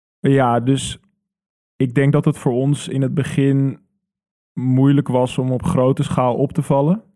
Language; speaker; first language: Dutch; native; Dutch